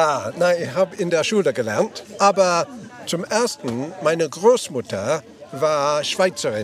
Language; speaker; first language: German; non-native, learner; English